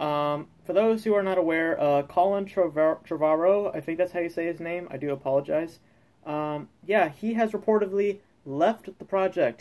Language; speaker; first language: English; native; English